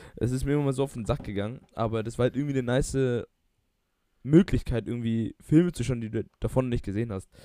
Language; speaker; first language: German; native; German